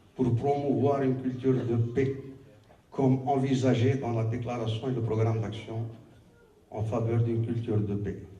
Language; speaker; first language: French; non-native, local second language; Arabic